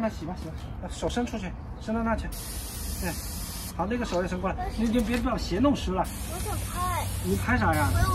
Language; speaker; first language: Chinese; native; Chinese